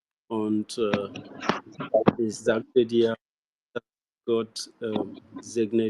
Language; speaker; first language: German; non-native, learner; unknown